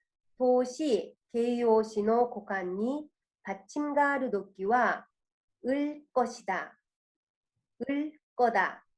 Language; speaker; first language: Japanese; non-native, fluent; Korean